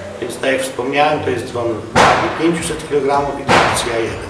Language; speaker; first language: Polish; native; Polish